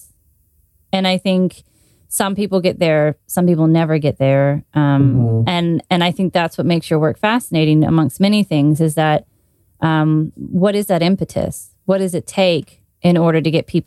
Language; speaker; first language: English; native; English